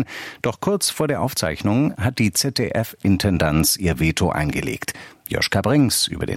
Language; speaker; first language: German; native; German